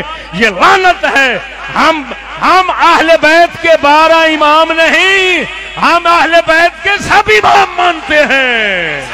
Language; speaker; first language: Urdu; non-native, local second language; Punjabi